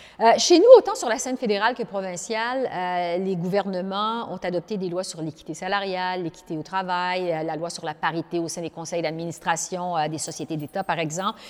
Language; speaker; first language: French; native; French